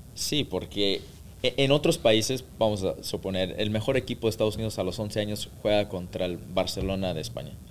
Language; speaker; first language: Spanish; early bilingual, heritage; Spanish